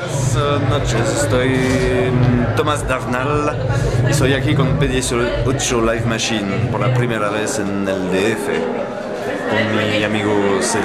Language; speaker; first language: Spanish; non-native, fluent; French